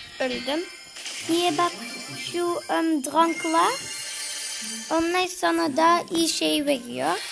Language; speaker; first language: Turkish; early bilingual, heritage; Turkish